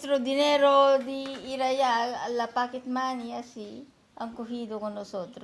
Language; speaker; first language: Spanish; non-native, learner; Filipino